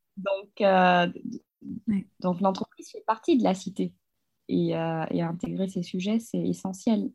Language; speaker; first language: French; non-native, local second language; Fula